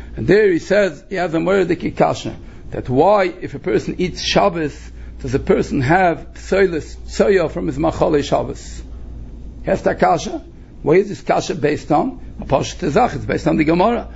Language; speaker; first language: English; native; English